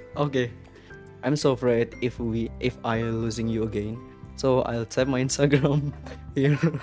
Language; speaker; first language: English; non-native, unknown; Indonesian